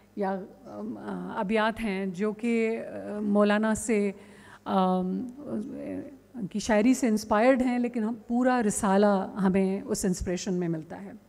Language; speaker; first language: Urdu; non-native, local second language; Sindhi